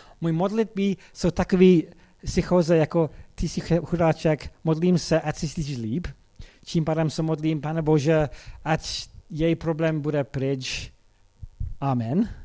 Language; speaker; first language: Czech; non-native, fluent; English